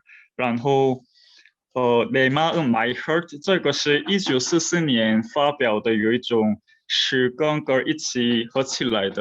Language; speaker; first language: Chinese; non-native, fluent; Korean